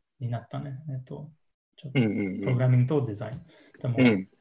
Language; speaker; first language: Japanese; non-native, learner; English